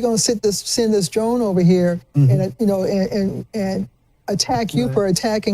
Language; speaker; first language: English; native; English